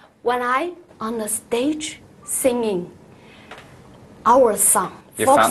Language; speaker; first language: English; non-native, learner; Chinese